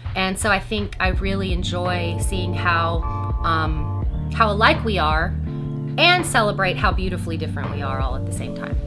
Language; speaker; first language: English; native; English